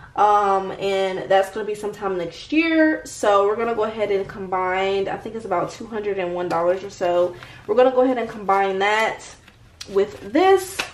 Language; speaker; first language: English; native; English